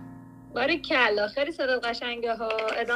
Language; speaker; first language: Persian; native; Persian